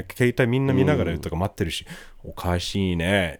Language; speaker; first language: Japanese; non-native, fluent; English